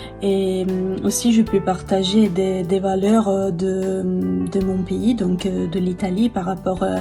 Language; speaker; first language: French; non-native, fluent; Italian